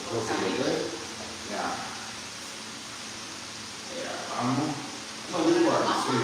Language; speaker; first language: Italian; non-native, learner; Portuguese